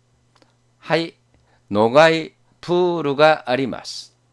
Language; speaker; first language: Japanese; non-native, fluent; Korean